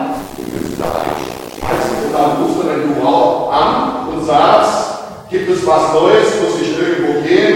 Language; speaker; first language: German; non-native, learner; English